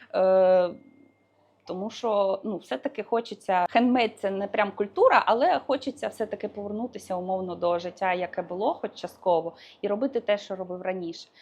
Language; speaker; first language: Ukrainian; non-native, local second language; Russian